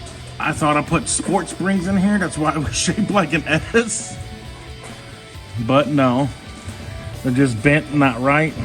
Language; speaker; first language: English; native; English